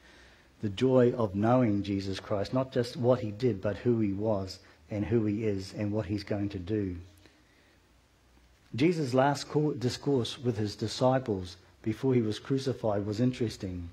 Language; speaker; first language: English; native; English